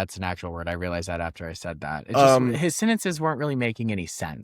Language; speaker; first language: English; native; English